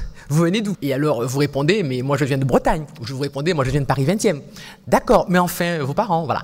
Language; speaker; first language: French; native; French